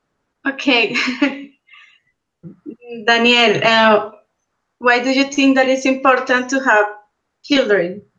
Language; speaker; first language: English; non-native, learner; Spanish